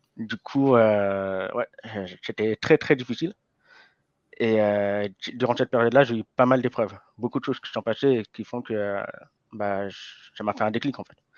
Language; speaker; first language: French; native; French